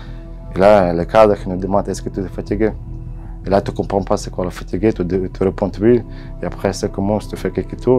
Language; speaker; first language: French; non-native, learner; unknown